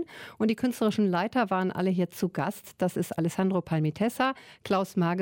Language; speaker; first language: German; native; German